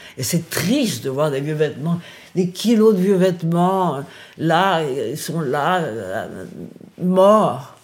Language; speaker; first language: French; early bilingual, other home language; Portuguese